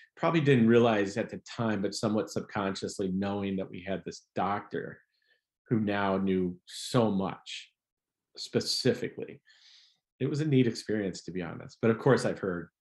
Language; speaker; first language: English; native; English